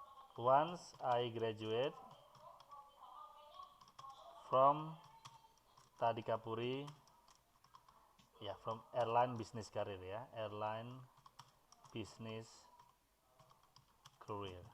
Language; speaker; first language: English; non-native, fluent; Indonesian